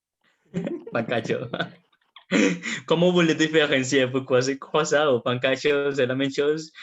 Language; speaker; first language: French; non-native, learner; Spanish